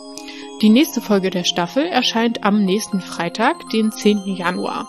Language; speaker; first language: German; native; German